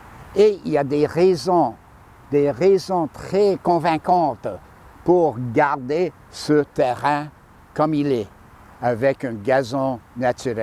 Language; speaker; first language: French; non-native, fluent; English